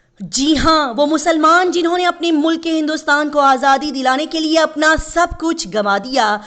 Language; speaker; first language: Urdu; native; Urdu